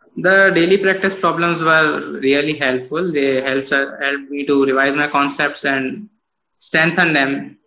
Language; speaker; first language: English; non-native, local second language; Hindi